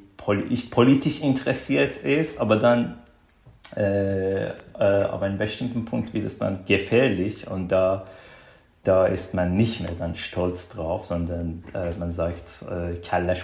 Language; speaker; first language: German; non-native, fluent; Persian